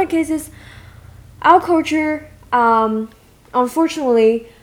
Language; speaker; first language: English; non-native, fluent; Chinese